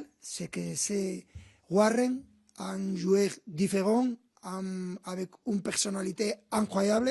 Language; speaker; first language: French; non-native, fluent; Spanish